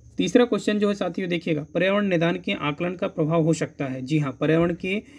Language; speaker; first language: Hindi; native; Hindi